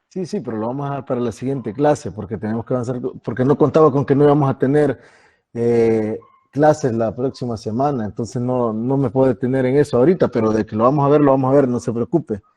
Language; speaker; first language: Spanish; native; Spanish